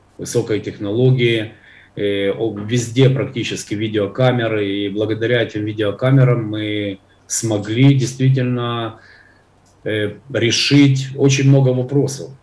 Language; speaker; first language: Russian; non-native, local second language; Ukrainian